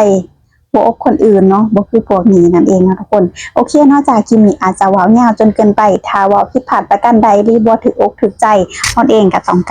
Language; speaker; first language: Thai; non-native, local second language; Northeastern Thai